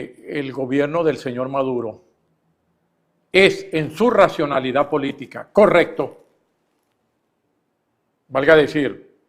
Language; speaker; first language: Spanish; native; Spanish